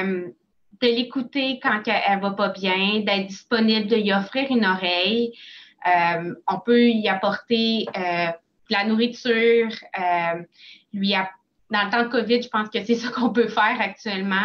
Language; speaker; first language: French; native; French